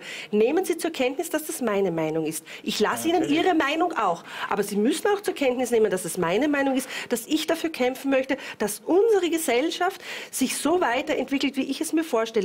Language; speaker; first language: German; native; German